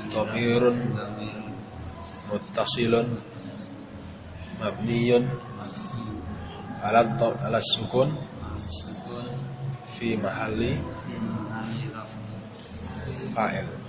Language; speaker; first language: Arabic; non-native, fluent; Indonesian